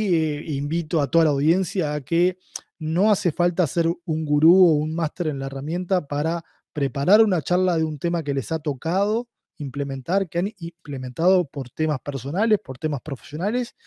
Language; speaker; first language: Spanish; native; Spanish